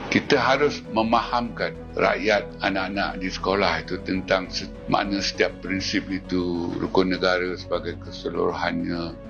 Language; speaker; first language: Malay; native; Malay